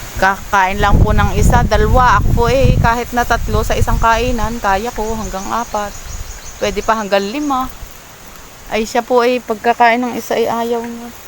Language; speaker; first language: Filipino; native; Filipino